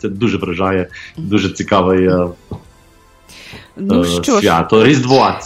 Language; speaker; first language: Ukrainian; early bilingual, heritage; Ukrainian